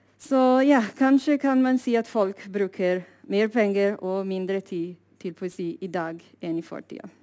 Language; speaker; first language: Norwegian; non-native, fluent; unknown